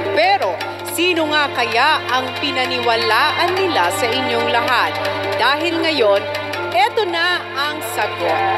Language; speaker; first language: Filipino; native; Filipino